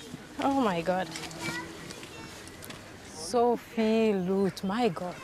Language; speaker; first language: German; non-native, learner; Swahili